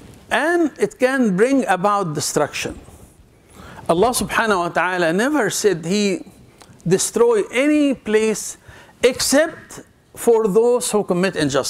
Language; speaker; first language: English; non-native, fluent; Arabic